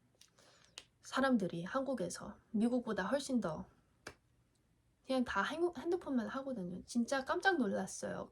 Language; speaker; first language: Korean; early bilingual, heritage; English